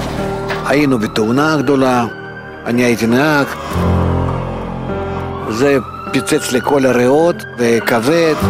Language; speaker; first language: Hebrew; non-native, fluent; Russian